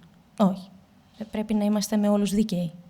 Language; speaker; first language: Greek; native; Greek